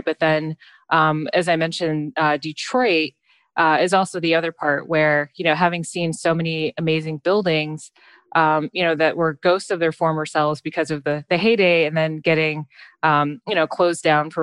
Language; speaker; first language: English; native; English